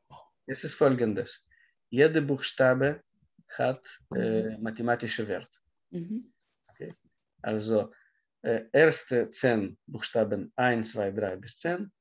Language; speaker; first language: German; non-native, fluent; Russian